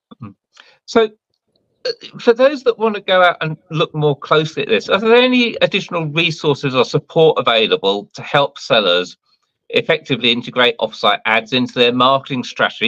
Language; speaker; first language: English; native; English